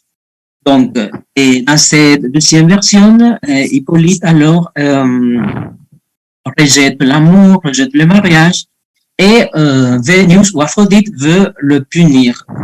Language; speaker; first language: French; non-native, fluent; Spanish